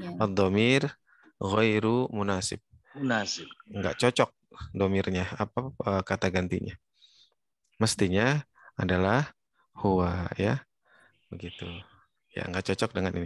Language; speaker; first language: Indonesian; native; Indonesian